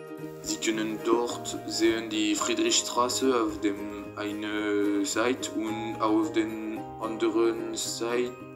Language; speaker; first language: German; non-native, learner; French